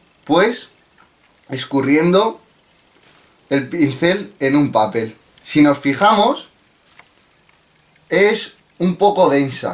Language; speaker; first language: Spanish; native; Spanish